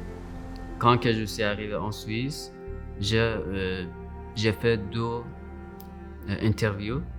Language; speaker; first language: French; non-native, learner; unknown